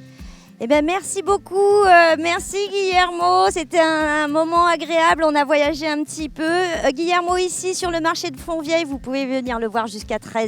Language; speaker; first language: French; native; French